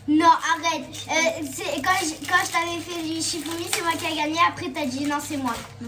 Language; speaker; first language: French; native; French